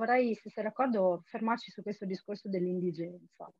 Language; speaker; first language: Italian; native; Italian